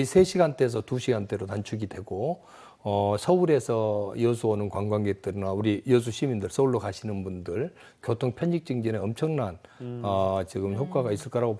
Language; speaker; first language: Korean; native; Korean